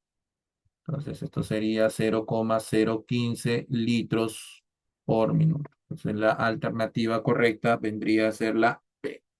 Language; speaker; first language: Spanish; native; Spanish